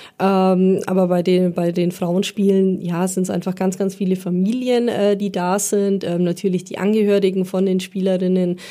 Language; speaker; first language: German; native; German